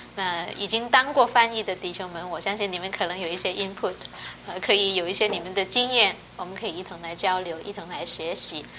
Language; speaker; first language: Chinese; non-native, local second language; Cantonese